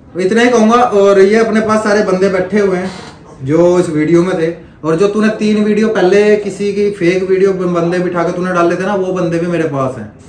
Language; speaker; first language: Hindi; native; Hindi